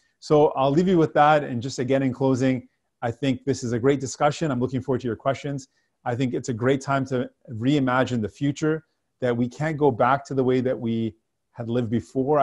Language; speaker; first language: English; native; English